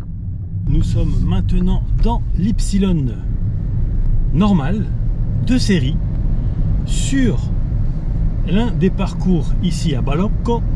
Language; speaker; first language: French; native; French